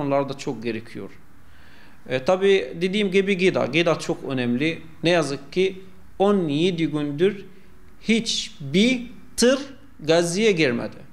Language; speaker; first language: Turkish; non-native, fluent; Arabic